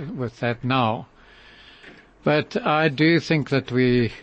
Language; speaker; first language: English; native; English